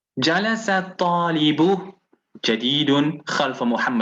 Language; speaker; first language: Arabic; non-native, fluent; English